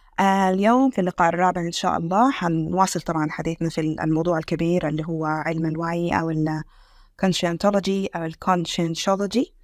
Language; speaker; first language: Arabic; native; Arabic